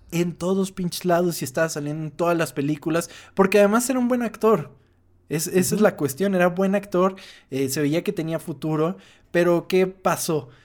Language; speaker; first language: Spanish; non-native, fluent; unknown